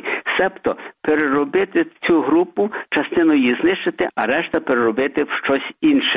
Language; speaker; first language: Ukrainian; early bilingual, heritage; Ukrainian